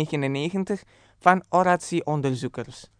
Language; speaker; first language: Dutch; non-native, fluent; Indonesian